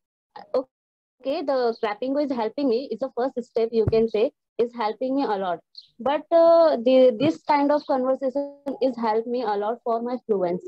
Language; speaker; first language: English; non-native, learner; Hindi